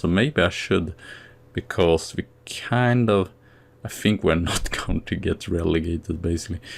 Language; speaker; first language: English; non-native, fluent; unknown